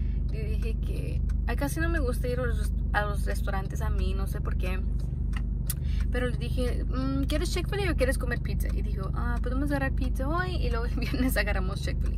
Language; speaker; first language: Spanish; early bilingual, heritage; Spanish